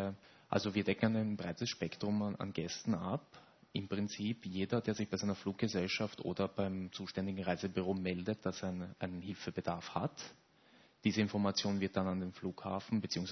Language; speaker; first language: German; native; German